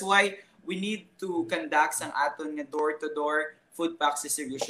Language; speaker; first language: English; non-native, local second language; Hiligaynon